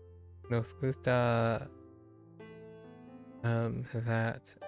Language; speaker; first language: Spanish; non-native, learner; English